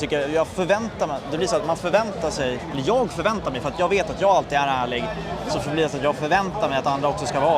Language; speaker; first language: Swedish; native; Swedish